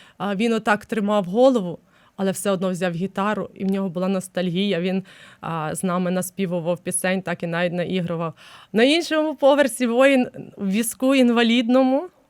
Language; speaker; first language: Ukrainian; native; Ukrainian